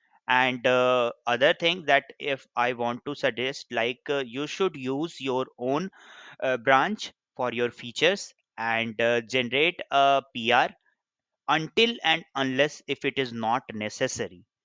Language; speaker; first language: English; non-native, local second language; Hindi